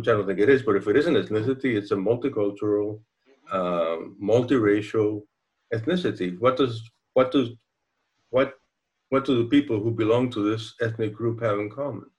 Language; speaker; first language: English; non-native, fluent; Spanish